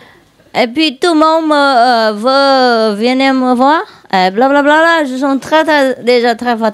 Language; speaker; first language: French; non-native, learner; Vietnamese